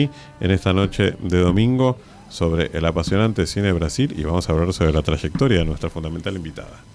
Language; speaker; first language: Spanish; native; Spanish